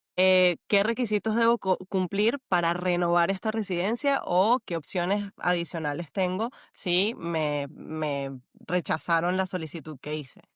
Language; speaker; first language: Spanish; native; Spanish